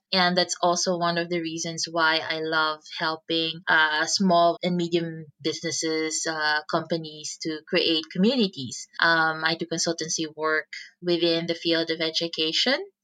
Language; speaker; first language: English; non-native, local second language; Filipino